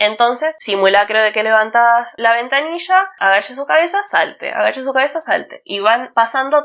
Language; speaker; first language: Spanish; native; Spanish